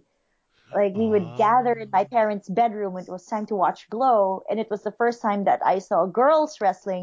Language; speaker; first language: English; non-native, local second language; Filipino